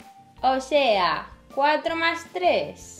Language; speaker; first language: Spanish; native; Spanish